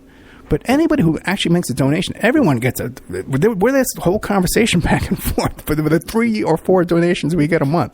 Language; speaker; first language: English; native; English